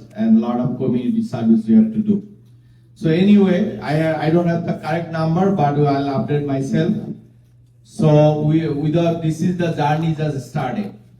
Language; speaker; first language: English; non-native, local second language; Bangla